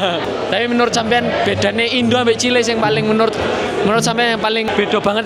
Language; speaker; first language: Indonesian; native; Indonesian